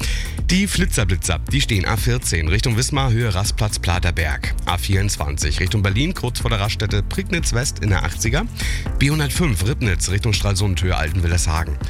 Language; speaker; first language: German; native; German